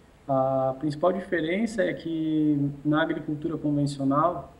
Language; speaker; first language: Portuguese; native; Portuguese